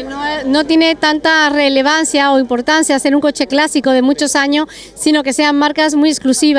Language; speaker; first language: Spanish; native; Spanish